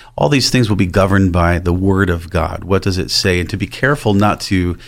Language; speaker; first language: English; native; English